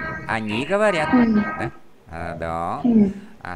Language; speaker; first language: Russian; non-native, fluent; Vietnamese